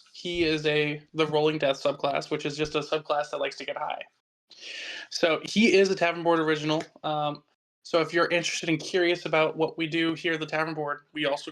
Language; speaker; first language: English; native; English